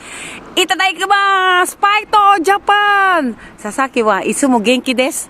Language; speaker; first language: Japanese; non-native, learner; Filipino